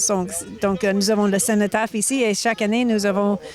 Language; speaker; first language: French; non-native, local second language; English